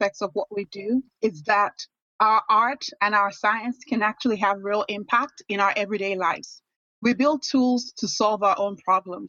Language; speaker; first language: English; non-native, local second language; Yoruba